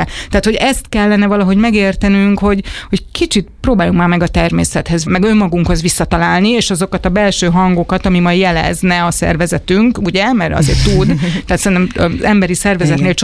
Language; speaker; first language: Hungarian; native; Hungarian